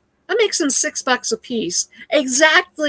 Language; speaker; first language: English; native; English